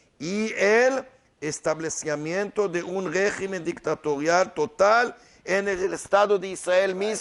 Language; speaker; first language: Spanish; non-native, learner; Hebrew